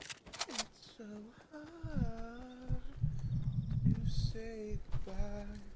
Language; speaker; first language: English; native; English